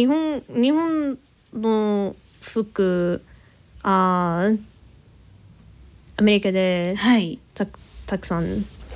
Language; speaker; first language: Japanese; non-native, learner; English